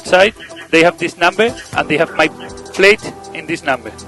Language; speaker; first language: English; non-native, learner; Spanish